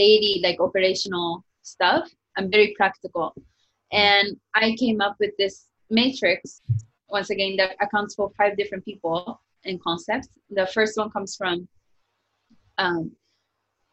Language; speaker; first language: English; non-native, fluent; Japanese